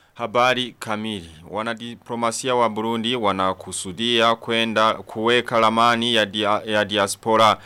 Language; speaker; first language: Swahili; non-native, local second language; Rundi